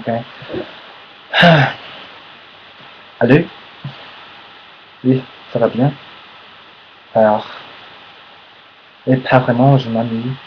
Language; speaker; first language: French; non-native, learner; English